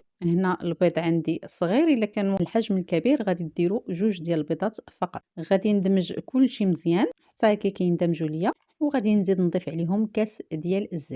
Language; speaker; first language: Arabic; native; Arabic